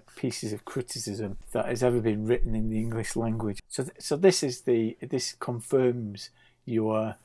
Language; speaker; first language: English; native; English